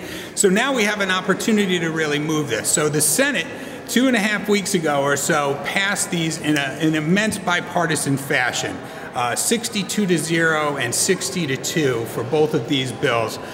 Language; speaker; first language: English; native; English